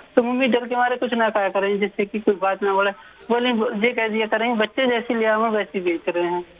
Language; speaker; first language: Hindi; native; Hindi